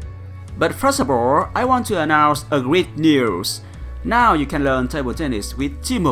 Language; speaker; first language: English; non-native, fluent; Vietnamese